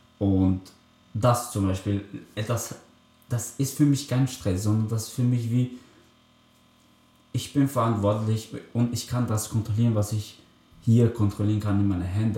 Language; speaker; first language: German; early bilingual, other home language; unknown